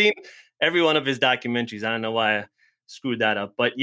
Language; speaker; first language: English; native; English